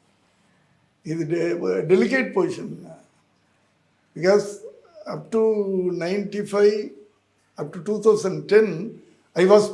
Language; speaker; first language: Telugu; non-native, learner; Tamil